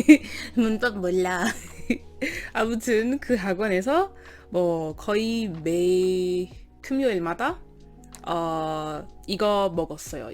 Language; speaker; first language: Korean; non-native, learner; English